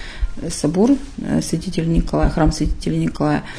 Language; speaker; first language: Russian; native; Russian